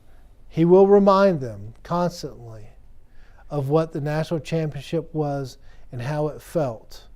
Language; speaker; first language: English; native; English